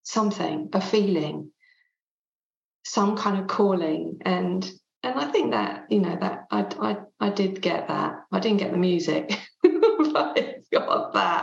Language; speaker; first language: English; non-native, local second language; French